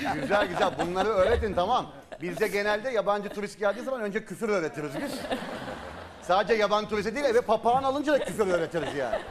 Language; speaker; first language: Turkish; native; Turkish